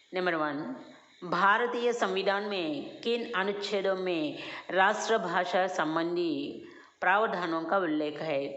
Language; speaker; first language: Hindi; non-native, local second language; Telugu